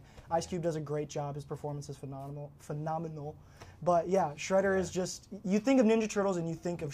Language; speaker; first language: English; native; English